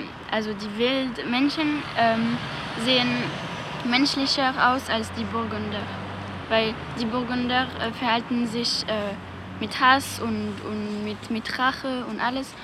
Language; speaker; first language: German; non-native, learner; French